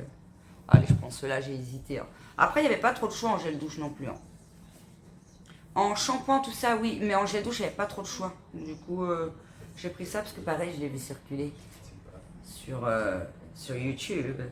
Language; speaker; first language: French; native; French